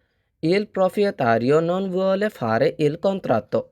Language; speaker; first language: Italian; non-native, fluent; Bangla